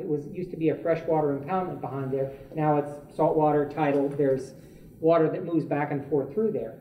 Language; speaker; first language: English; native; English